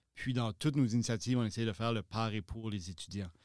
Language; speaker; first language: French; native; French